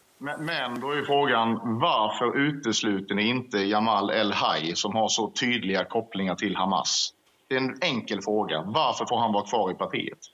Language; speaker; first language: Swedish; native; Swedish